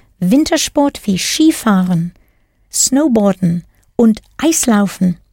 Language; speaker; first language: German; non-native, fluent; English